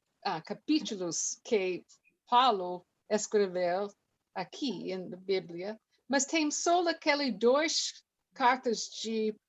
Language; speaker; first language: Portuguese; non-native, learner; English